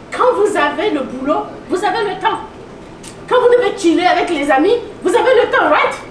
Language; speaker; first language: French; native; French